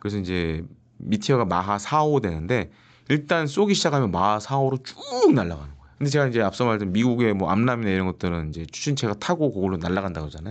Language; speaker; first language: Korean; native; Korean